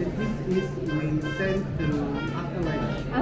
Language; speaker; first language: English; non-native, learner; Korean